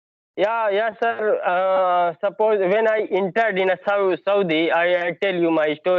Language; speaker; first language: English; non-native, learner; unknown